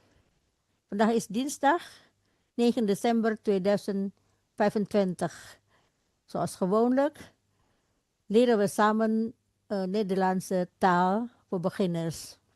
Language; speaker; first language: Dutch; non-native, fluent; Indonesian